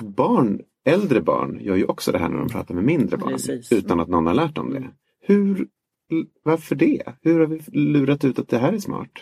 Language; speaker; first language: Swedish; native; Swedish